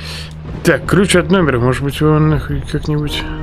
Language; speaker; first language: Russian; native; Russian